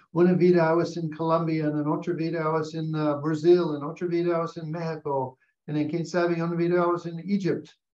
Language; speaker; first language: English; native; English